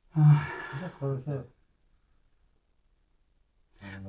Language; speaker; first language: Russian; non-native, local second language; Yakut